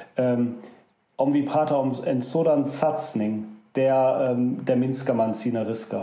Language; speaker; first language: Swedish; non-native, fluent; German